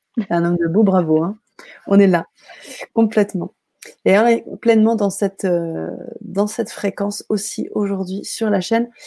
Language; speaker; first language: French; native; French